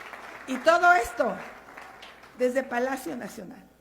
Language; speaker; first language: Spanish; native; Spanish